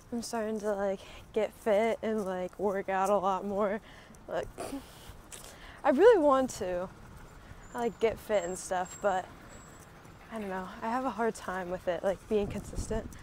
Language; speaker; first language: English; native; English